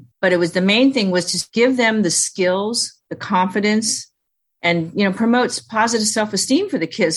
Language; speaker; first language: English; early bilingual, other home language; Chinese